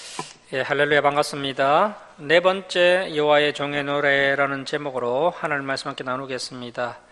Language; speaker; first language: Korean; native; Korean